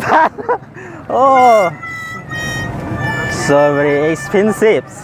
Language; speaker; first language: English; non-native, learner; Lao